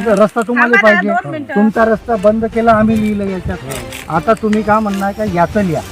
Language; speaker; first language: Marathi; native; Marathi